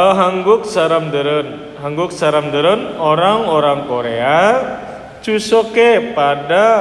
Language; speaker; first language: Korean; non-native, fluent; Indonesian